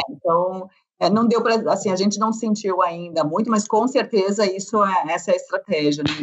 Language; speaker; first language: Portuguese; native; Portuguese